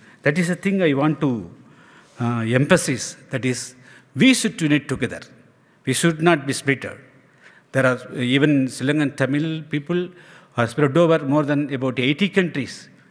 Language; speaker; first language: English; non-native, local second language; Tamil